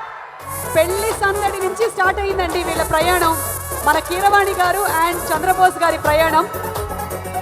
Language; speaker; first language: Telugu; native; Telugu